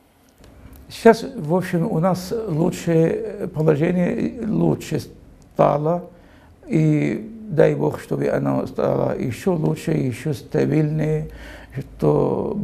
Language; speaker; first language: Russian; non-native, fluent; Arabic